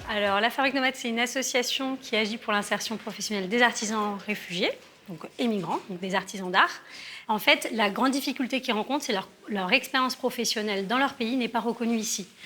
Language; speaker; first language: French; native; French